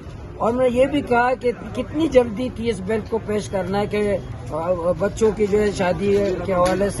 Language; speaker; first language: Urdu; non-native, local second language; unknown